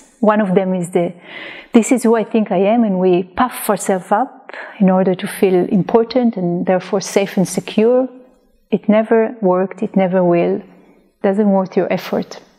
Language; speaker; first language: English; non-native, fluent; Hebrew